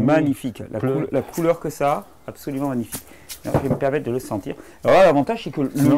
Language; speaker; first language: French; native; French